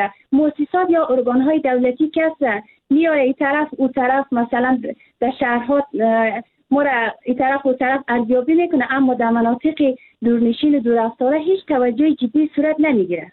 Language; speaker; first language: Persian; native; Persian